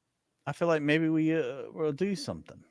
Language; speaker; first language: English; native; English